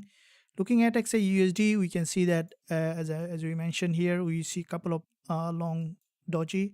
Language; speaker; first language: English; non-native, fluent; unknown